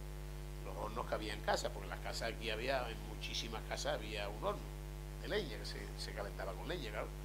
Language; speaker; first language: Spanish; native; Spanish